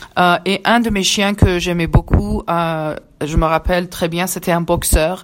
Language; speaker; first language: French; early bilingual, other home language; Persian